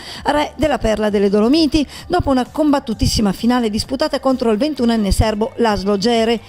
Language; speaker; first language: Italian; native; Italian